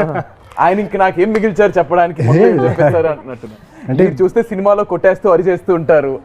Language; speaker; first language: Telugu; native; Telugu